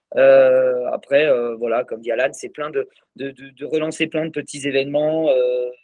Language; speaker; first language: French; native; French